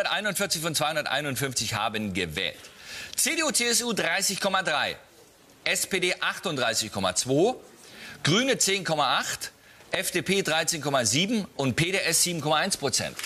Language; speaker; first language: German; native; German